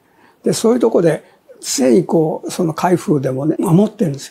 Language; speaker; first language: Japanese; native; Japanese